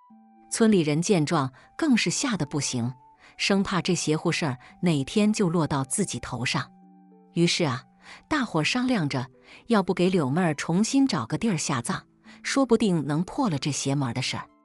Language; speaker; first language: Chinese; native; Chinese